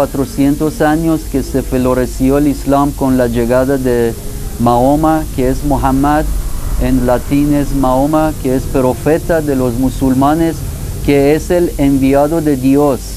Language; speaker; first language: Spanish; non-native, fluent; Persian